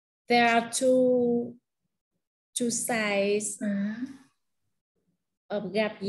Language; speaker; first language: English; non-native, learner; Vietnamese